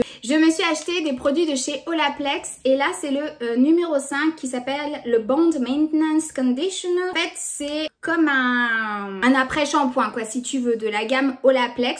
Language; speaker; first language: French; native; French